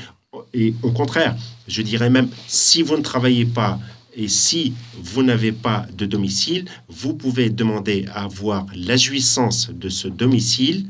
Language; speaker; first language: French; native; French